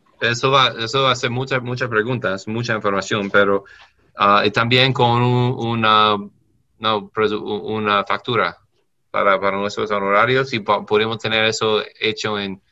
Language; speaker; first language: Spanish; non-native, learner; English